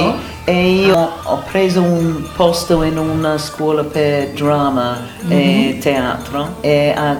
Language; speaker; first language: Italian; non-native, learner; English